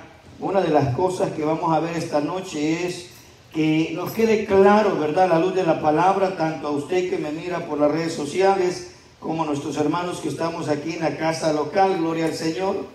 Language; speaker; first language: Spanish; native; Spanish